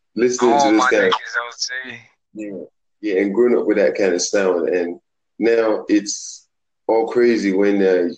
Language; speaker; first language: English; non-native, local second language; Yoruba